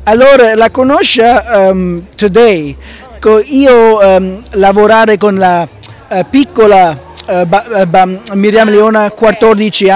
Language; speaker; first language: Italian; non-native, learner; English